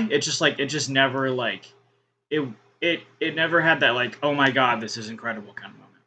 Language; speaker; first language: English; native; English